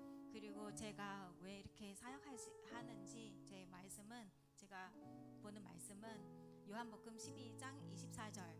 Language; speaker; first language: Korean; non-native, learner; Vietnamese